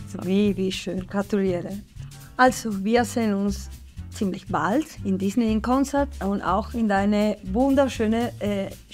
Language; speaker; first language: German; non-native, fluent; English